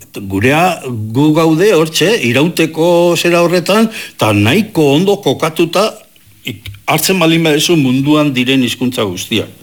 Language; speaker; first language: Basque; native; Basque